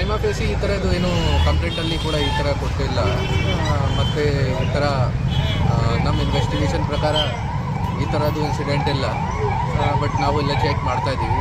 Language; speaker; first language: Kannada; non-native, fluent; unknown